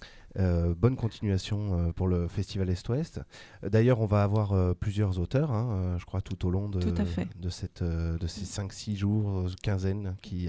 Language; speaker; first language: French; native; French